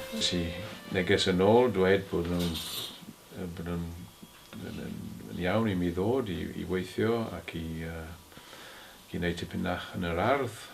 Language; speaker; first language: Welsh; early bilingual, heritage; English